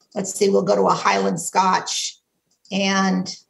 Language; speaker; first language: English; native; English